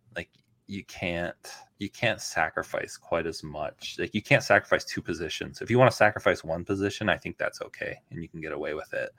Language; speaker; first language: English; native; English